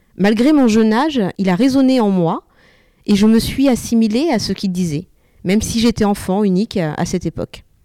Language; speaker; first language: French; early bilingual, other home language; Malagasy